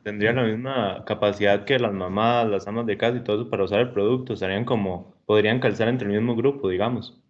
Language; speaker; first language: Spanish; native; Spanish